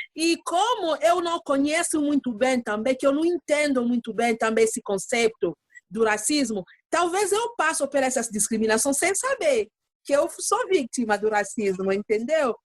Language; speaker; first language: Portuguese; non-native, learner; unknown